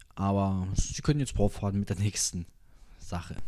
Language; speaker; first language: German; native; German